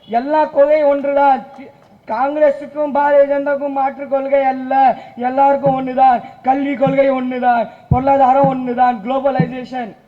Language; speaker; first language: Tamil; non-native, local second language; Urdu